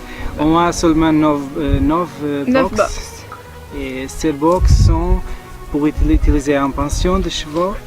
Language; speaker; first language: French; non-native, learner; Portuguese